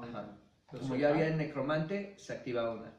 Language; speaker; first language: Spanish; native; Spanish